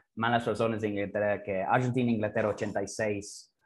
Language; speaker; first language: Spanish; non-native, fluent; English